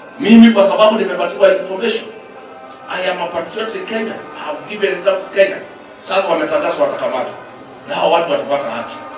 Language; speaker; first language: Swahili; non-native, local second language; Kikuyu